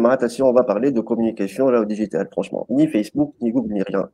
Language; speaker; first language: French; non-native, local second language; Arabic